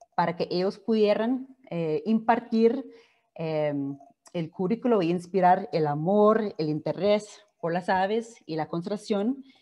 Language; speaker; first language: Spanish; non-native, fluent; English